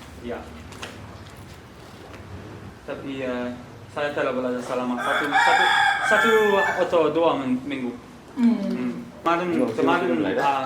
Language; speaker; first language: Indonesian; non-native, learner; English